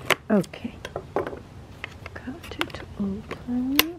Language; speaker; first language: English; non-native, fluent; Chinese